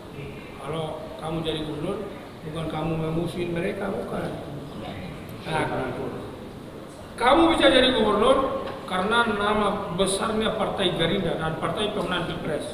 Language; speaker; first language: Indonesian; non-native, local second language; Tetum